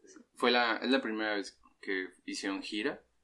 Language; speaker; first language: Spanish; native; Spanish